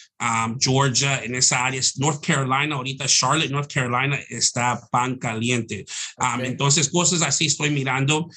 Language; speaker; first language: Spanish; early bilingual, heritage; Spanish